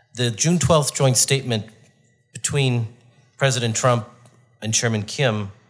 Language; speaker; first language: English; native; English